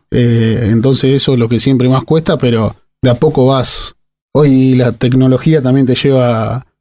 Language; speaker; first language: Spanish; native; Spanish